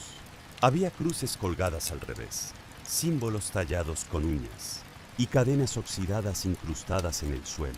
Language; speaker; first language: Spanish; native; Spanish